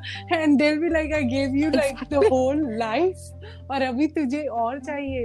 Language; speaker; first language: English; early bilingual, other home language; Punjabi